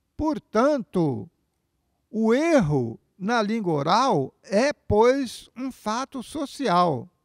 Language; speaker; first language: Portuguese; native; Portuguese